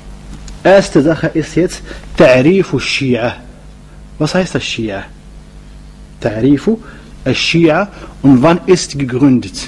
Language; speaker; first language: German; non-native, learner; Arabic